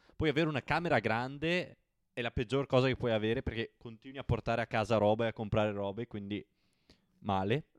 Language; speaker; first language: Italian; native; Italian